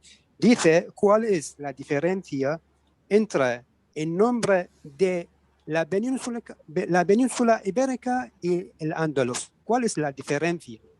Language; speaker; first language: Spanish; non-native, learner; Arabic